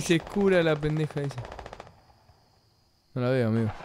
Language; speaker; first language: Spanish; native; Spanish